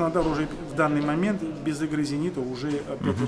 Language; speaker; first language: Russian; native; Russian